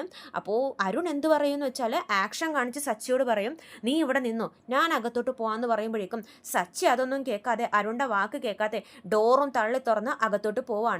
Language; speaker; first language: Malayalam; native; Malayalam